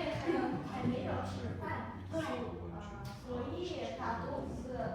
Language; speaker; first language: Chinese; non-native, learner; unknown